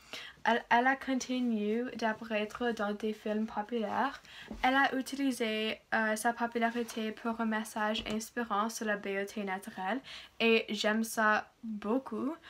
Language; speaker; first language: French; non-native, learner; English